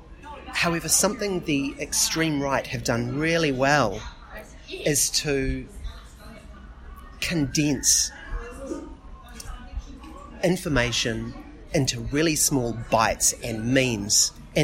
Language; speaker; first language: English; native; English